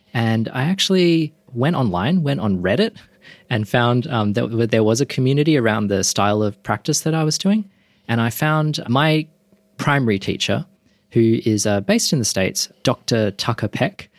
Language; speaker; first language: English; native; English